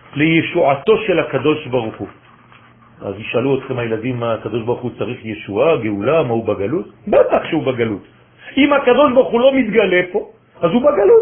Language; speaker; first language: Hebrew; non-native, fluent; French